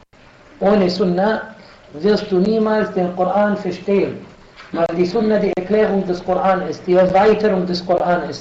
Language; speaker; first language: German; non-native, fluent; Arabic